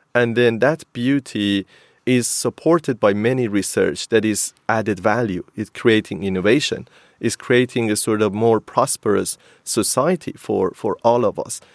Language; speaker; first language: English; non-native, fluent; Persian